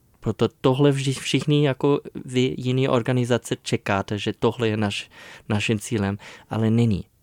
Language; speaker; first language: Czech; non-native, fluent; German